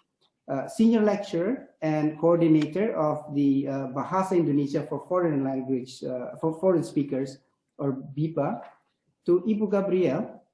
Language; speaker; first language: English; non-native, fluent; Indonesian